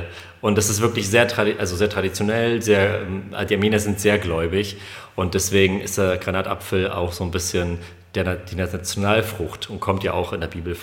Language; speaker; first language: German; early bilingual, other home language; Armenian